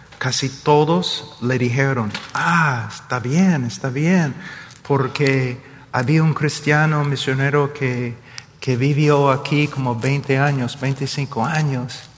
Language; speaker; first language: Spanish; non-native, fluent; English